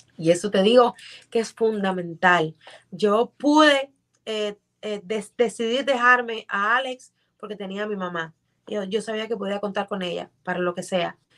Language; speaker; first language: Spanish; native; Spanish